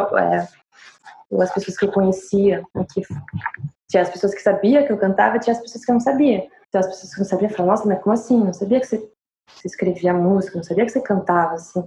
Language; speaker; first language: Portuguese; non-native, fluent; French